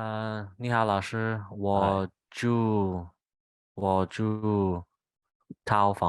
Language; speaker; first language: Chinese; non-native, learner; English